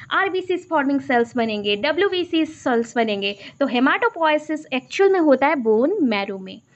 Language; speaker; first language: Hindi; non-native, local second language; Odia